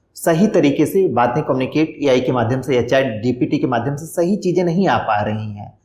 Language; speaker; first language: Hindi; non-native, local second language; Bhojpuri